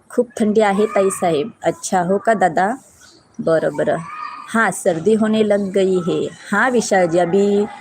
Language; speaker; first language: Hindi; non-native, local second language; Marathi